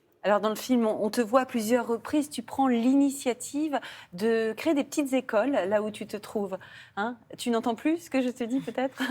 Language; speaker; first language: French; native; French